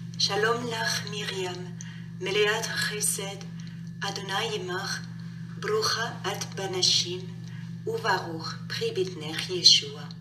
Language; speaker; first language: Hebrew; non-native, learner; English